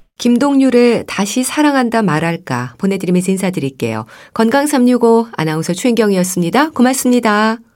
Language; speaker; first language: Korean; native; Korean